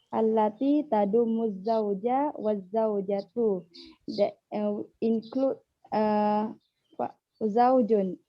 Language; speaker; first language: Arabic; non-native, learner; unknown